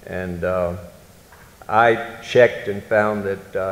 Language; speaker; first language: English; native; English